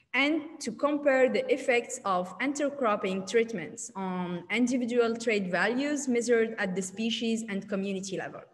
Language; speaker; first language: English; non-native, learner; Arabic